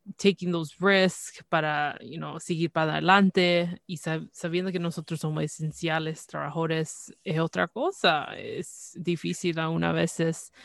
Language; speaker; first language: Spanish; early bilingual, heritage; Spanish